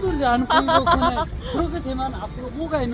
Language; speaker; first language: Korean; non-native, learner; Nepali